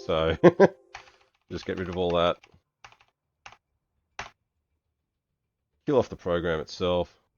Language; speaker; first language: English; native; English